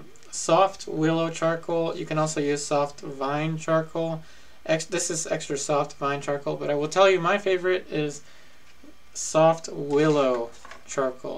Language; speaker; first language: English; early bilingual, other home language; Spanish